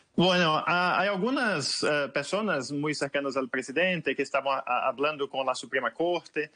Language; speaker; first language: Portuguese; native; Portuguese